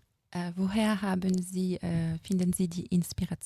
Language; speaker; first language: German; non-native, fluent; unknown